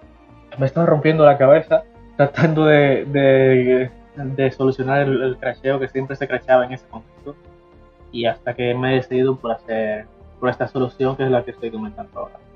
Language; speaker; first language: Spanish; native; Spanish